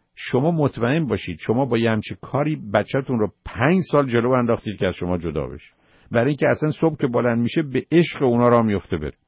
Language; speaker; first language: Persian; native; Persian